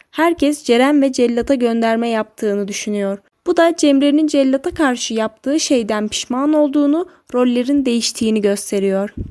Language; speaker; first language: Turkish; native; Turkish